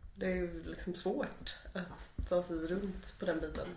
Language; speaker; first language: Swedish; native; Swedish